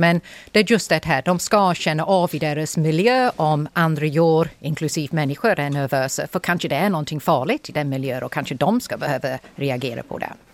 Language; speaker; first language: Swedish; non-native, fluent; English